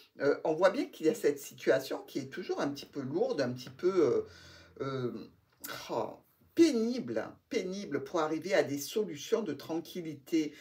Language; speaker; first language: French; native; French